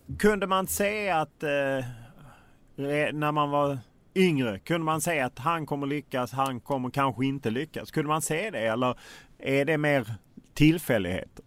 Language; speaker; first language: Swedish; native; Swedish